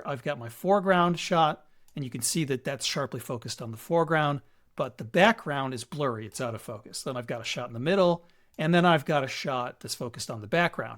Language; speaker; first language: English; native; English